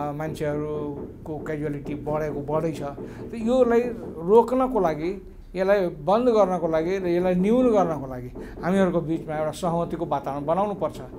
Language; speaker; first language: Nepali; non-native, local second language; Maithili